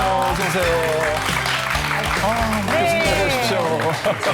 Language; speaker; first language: Korean; native; Korean